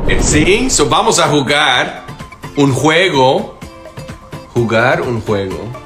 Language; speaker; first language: Spanish; non-native, learner; English